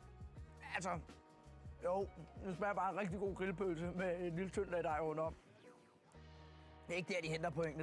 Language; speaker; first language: Danish; native; Danish